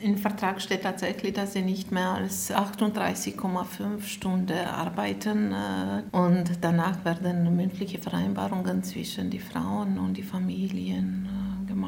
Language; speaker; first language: German; non-native, fluent; Romanian